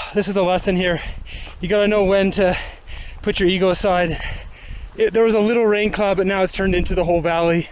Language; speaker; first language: English; native; English